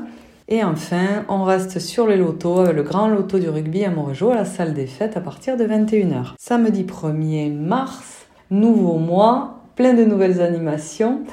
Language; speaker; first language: French; native; French